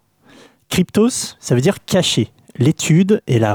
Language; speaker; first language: French; native; French